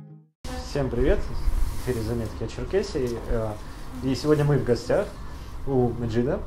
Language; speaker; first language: Russian; native; Russian